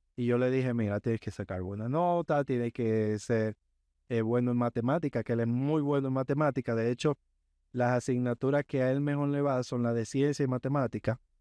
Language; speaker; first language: Spanish; native; Spanish